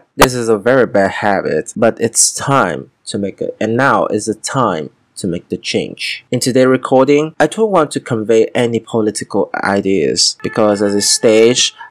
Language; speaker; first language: English; non-native, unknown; Vietnamese